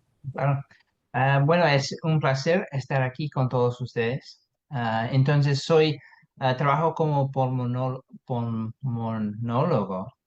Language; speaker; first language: Spanish; non-native, fluent; English